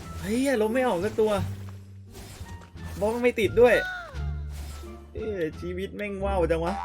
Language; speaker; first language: Thai; native; Thai